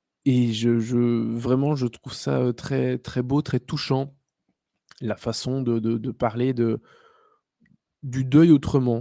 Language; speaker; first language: French; native; French